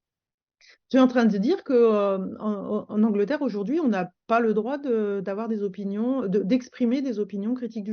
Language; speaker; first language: French; native; French